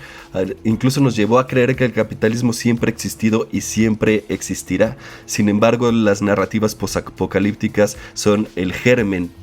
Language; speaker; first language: Spanish; native; Spanish